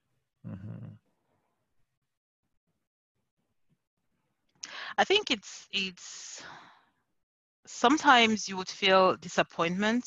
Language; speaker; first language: English; non-native, local second language; French